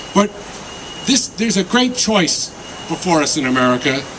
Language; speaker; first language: English; native; English